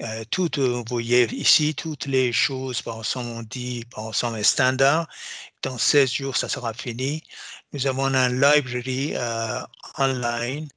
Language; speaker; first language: French; non-native, fluent; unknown